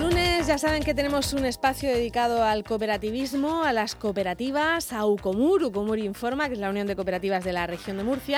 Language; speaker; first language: Spanish; native; Spanish